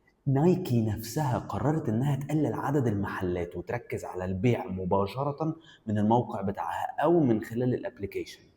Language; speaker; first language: Arabic; native; Arabic